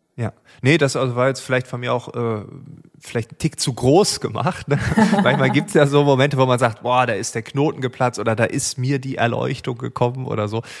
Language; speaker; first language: German; native; German